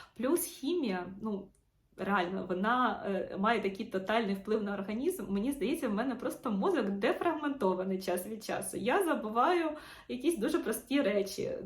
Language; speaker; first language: Ukrainian; non-native, local second language; Russian